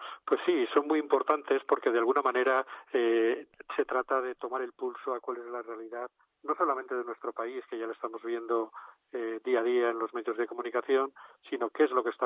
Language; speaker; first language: Spanish; native; Spanish